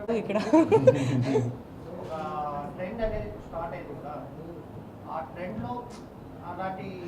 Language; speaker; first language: Telugu; non-native, learner; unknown